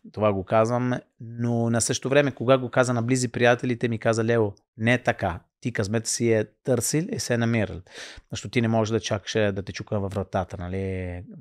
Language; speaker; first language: Bulgarian; non-native, fluent; Italian